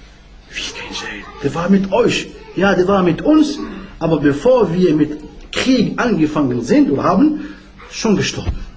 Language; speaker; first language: German; non-native, learner; Arabic